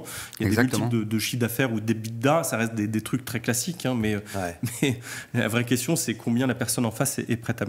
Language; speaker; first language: French; native; French